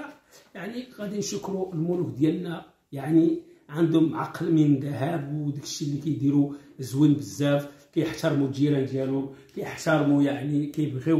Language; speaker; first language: Arabic; native; Arabic